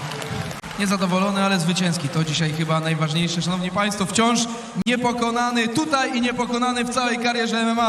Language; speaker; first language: Polish; native; Polish